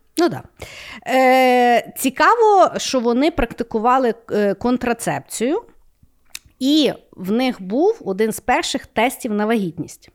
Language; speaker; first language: Ukrainian; non-native, local second language; Russian